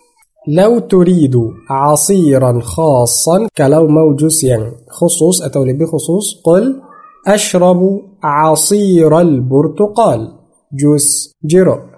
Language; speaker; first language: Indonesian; non-native, fluent; Arabic